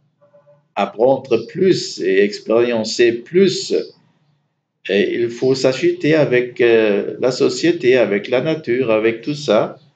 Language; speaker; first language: French; non-native, fluent; German